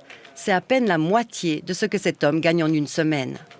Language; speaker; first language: French; native; French